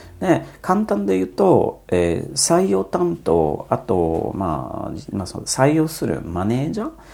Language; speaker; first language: Japanese; non-native, fluent; Polish